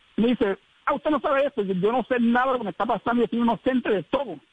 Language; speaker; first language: Spanish; native; Spanish